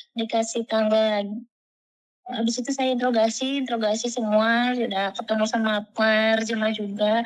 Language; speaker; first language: Indonesian; native; Indonesian